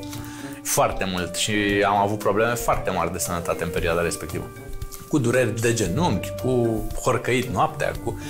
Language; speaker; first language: Romanian; native; Romanian